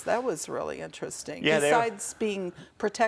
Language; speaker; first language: English; native; English